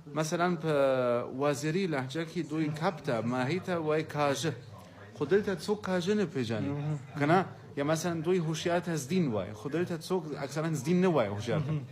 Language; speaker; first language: Pashto; non-native, fluent; German